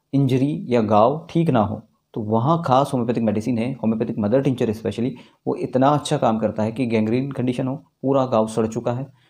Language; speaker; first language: Hindi; native; Hindi